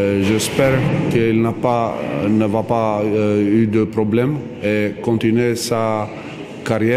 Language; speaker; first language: French; non-native, fluent; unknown